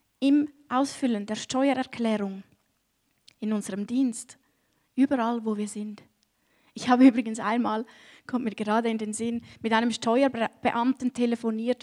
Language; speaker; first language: German; native; German